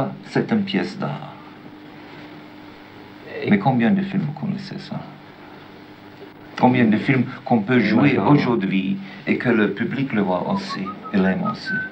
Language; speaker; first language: French; non-native, learner; German